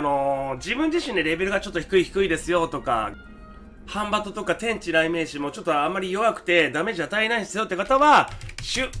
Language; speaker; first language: Japanese; native; Japanese